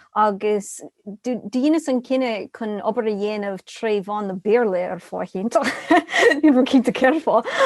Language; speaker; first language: Irish; non-native, local second language; English